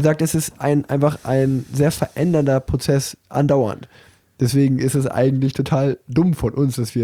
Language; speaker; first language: German; native; German